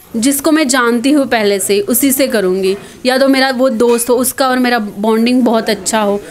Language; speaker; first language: Hindi; non-native, local second language; Marathi